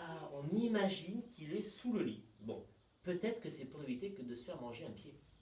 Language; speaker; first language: French; native; French